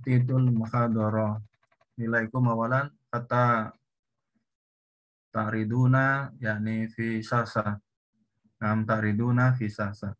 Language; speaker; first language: Arabic; non-native, learner; Indonesian